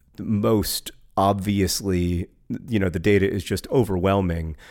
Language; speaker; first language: English; native; English